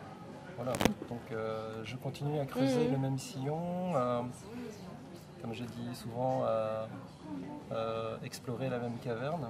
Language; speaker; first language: French; early bilingual, other home language; Korean